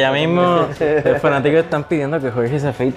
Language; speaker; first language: Spanish; native; Spanish